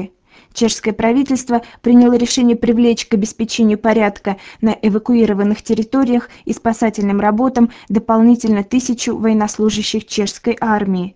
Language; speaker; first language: Russian; native; Russian